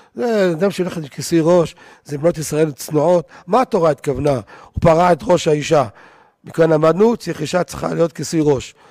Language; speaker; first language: Hebrew; native; Hebrew